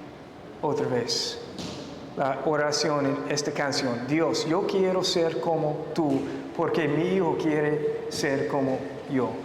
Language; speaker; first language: Spanish; non-native, fluent; English